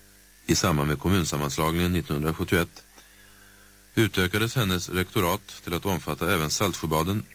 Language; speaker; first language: Swedish; native; Swedish